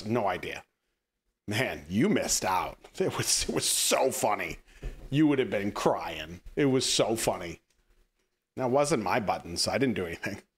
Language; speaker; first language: English; native; English